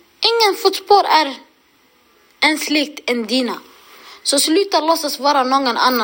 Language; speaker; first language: Swedish; non-native, local second language; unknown